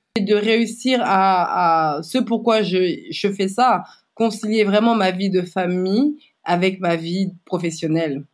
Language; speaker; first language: French; native; French